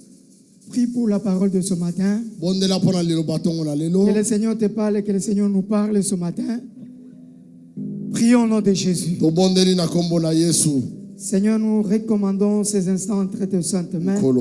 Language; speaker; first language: French; non-native, local second language; Lingala